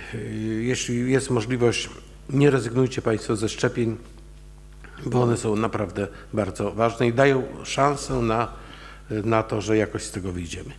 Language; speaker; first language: Polish; native; Polish